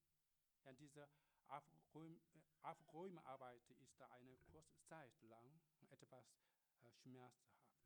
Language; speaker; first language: German; non-native, learner; Korean